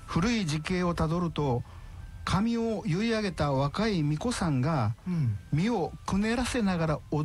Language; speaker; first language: Japanese; native; Japanese